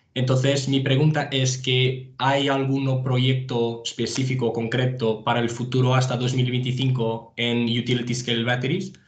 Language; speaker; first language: Spanish; non-native, fluent; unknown